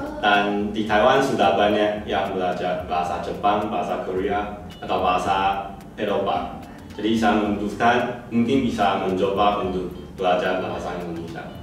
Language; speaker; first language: Indonesian; non-native, learner; Chinese